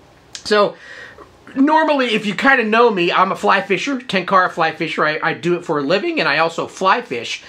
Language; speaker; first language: English; native; English